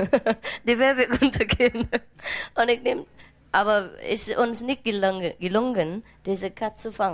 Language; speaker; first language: German; non-native, fluent; Vietnamese